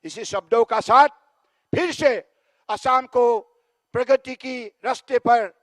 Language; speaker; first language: Hindi; non-native, local second language; Assamese